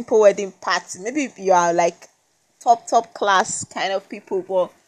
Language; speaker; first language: English; non-native, local second language; Esan